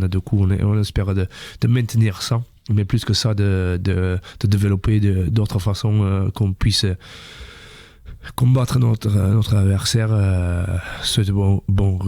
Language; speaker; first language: French; non-native, fluent; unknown